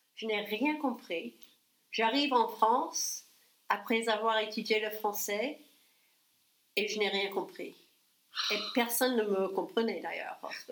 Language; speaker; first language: French; non-native, fluent; English